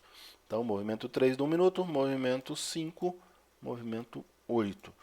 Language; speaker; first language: Portuguese; native; Portuguese